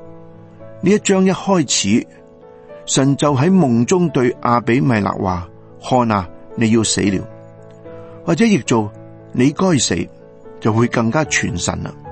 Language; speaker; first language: Chinese; non-native, local second language; Cantonese